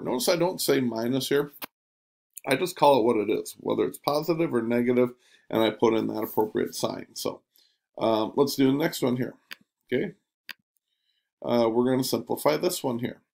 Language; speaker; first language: English; native; English